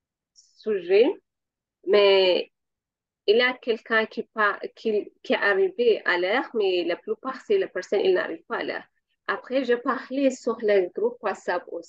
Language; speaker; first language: French; non-native, learner; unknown